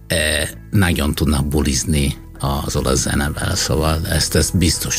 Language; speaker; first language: Hungarian; non-native, fluent; Italian